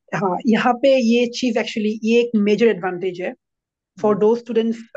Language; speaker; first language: Hindi; non-native, local second language; Assamese